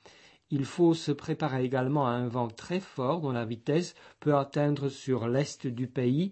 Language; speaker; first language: French; native; French